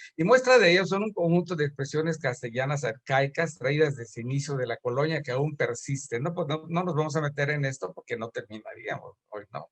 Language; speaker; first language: Spanish; native; Spanish